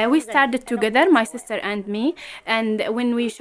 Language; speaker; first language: English; non-native, fluent; Arabic